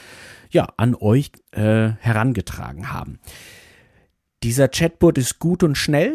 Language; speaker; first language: German; native; German